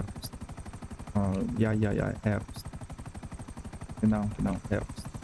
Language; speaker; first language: German; non-native, learner; Russian